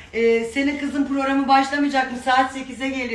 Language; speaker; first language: Turkish; native; Turkish